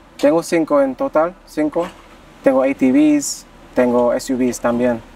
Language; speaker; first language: Spanish; non-native, learner; English